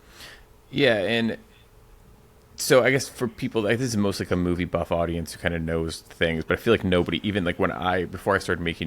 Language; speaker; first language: English; native; English